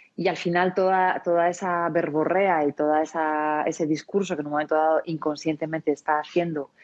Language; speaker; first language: Spanish; non-native, local second language; Basque